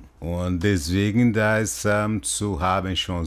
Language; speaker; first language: German; non-native, learner; Portuguese